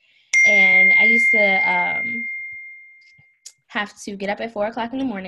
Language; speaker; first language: English; native; English